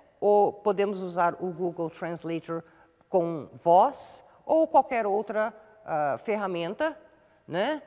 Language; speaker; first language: Portuguese; native; Portuguese